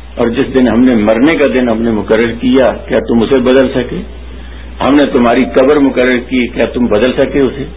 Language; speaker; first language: Urdu; non-native, local second language; Punjabi